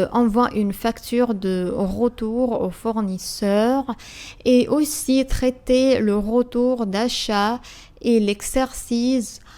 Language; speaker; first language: French; non-native, fluent; Arabic